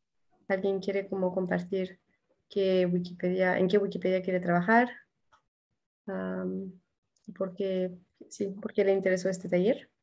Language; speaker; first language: Spanish; non-native, fluent; French